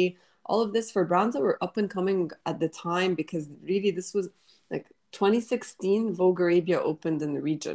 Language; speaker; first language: English; non-native, fluent; Arabic